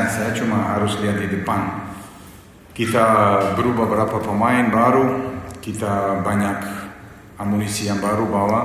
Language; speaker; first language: Indonesian; non-native, fluent; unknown